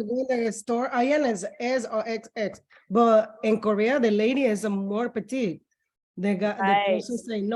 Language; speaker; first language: English; non-native, learner; Spanish